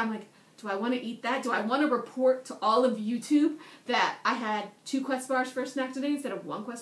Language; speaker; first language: English; native; English